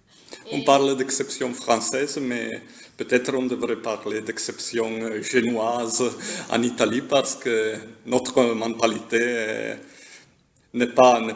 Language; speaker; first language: French; non-native, fluent; Italian